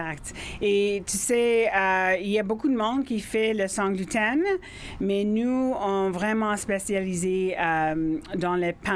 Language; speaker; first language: French; non-native, fluent; English